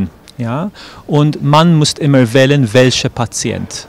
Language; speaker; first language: German; non-native, fluent; English